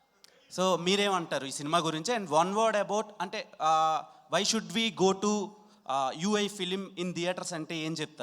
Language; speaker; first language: Telugu; native; Telugu